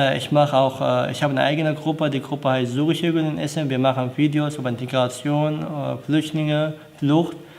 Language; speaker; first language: German; non-native, learner; Arabic